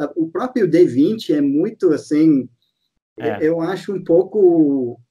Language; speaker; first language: Portuguese; non-native, fluent; English